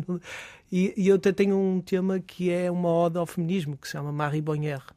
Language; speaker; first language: Portuguese; native; Portuguese